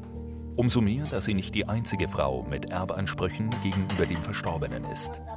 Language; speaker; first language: German; native; German